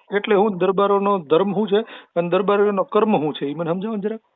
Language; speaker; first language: Gujarati; native; Gujarati